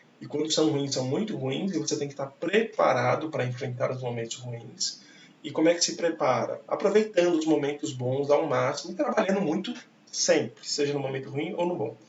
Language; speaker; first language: Portuguese; native; Portuguese